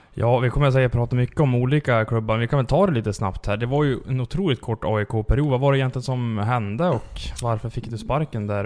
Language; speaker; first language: Swedish; native; Swedish